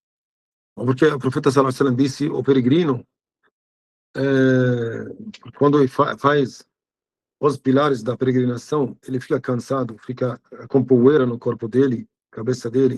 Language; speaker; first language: Portuguese; non-native, fluent; Arabic